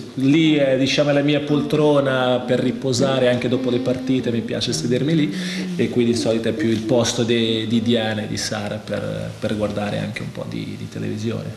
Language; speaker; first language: Italian; non-native, fluent; Portuguese